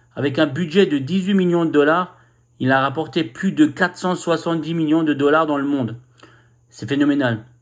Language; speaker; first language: French; native; French